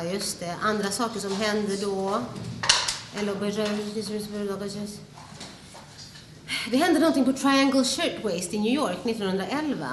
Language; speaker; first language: Swedish; early bilingual, other home language; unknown